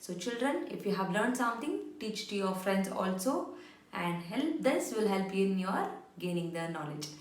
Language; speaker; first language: English; non-native, local second language; Kannada